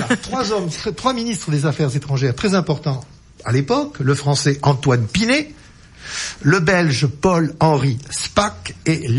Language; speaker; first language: French; native; French